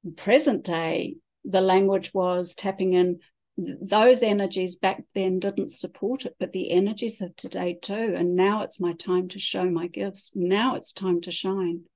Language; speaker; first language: English; native; English